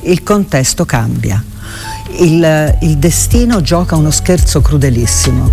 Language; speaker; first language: Italian; native; Italian